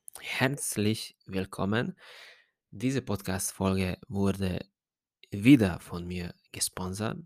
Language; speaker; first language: German; non-native, fluent; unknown